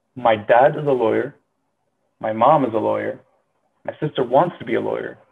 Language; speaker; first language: English; non-native, fluent; Arabic